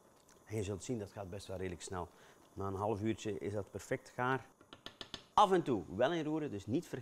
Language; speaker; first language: Dutch; native; Dutch